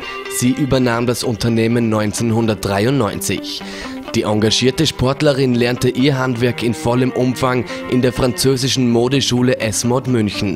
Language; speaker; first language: German; native; German